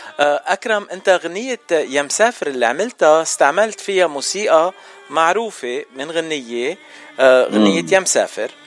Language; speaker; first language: Arabic; non-native, local second language; Armenian